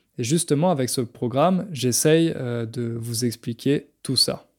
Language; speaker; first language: French; native; French